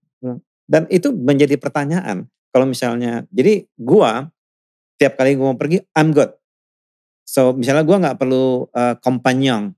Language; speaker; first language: Indonesian; native; Indonesian